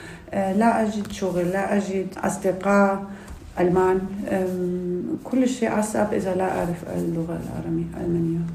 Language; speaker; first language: Arabic; non-native, learner; Russian